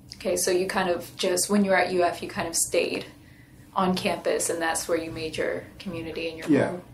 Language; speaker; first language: English; native; English